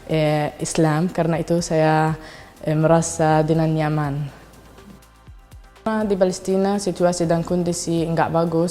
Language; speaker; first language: Indonesian; non-native, fluent; Arabic